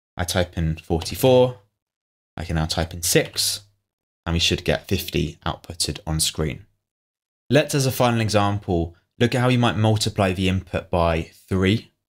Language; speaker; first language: English; native; English